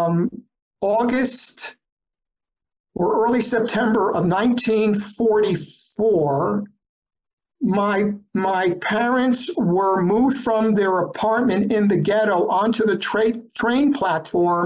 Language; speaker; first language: English; early bilingual, other home language; Yiddish